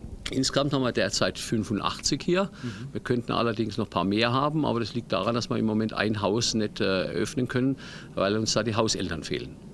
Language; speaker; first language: German; native; German